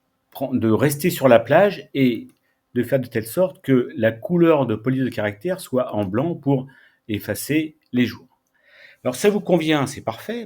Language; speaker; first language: French; native; French